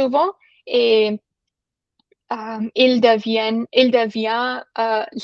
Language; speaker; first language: French; non-native, learner; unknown